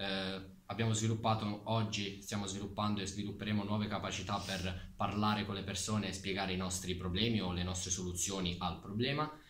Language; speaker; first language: Italian; native; Italian